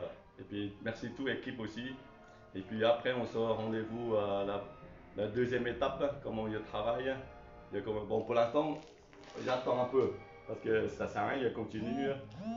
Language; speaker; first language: French; non-native, learner; Chinese